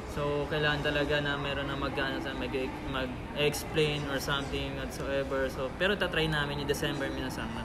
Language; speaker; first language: Filipino; non-native, local second language; Hiligaynon